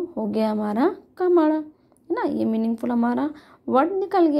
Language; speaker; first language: Hindi; non-native, local second language; Marathi